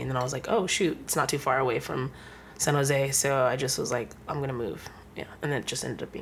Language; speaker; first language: English; native; English